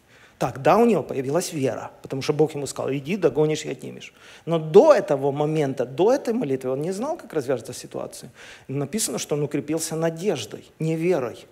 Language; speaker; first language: Russian; native; Russian